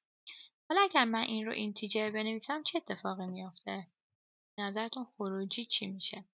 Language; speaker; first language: Persian; native; Persian